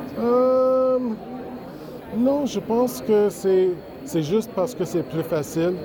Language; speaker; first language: French; non-native, local second language; English